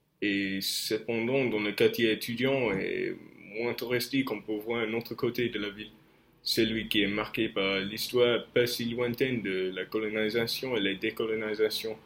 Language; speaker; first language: French; non-native, fluent; English